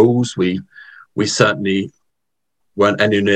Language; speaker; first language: English; native; English